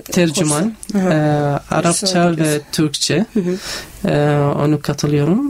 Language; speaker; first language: Turkish; non-native, learner; Arabic